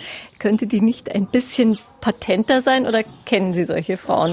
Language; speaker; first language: German; native; German